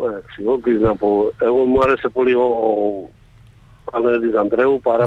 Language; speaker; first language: Greek; non-native, fluent; Slovak